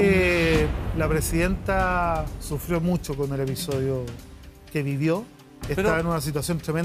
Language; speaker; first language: Spanish; native; Spanish